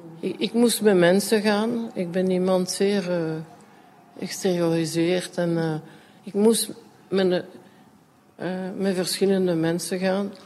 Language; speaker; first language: Dutch; non-native, local second language; French